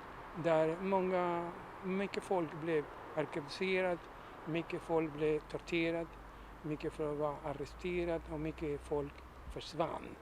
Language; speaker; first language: Swedish; non-native, fluent; Spanish